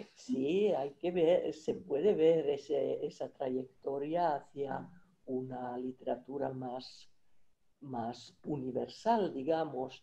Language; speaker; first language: Spanish; non-native, fluent; Finnish